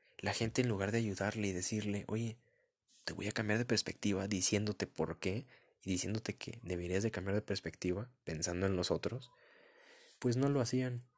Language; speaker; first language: Spanish; early bilingual, heritage; Spanish